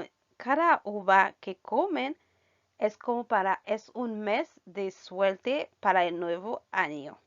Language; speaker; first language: Spanish; non-native, fluent; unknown